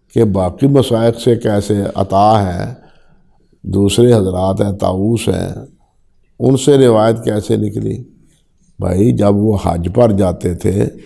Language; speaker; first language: Urdu; non-native, local second language; Punjabi